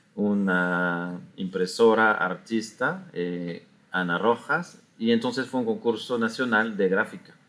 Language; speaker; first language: Spanish; non-native, fluent; French